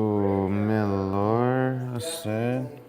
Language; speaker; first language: Portuguese; non-native, learner; Spanish